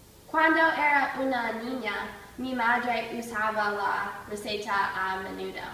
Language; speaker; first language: Spanish; non-native, learner; English